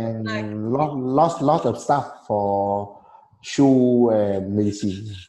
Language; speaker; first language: English; non-native, learner; Vietnamese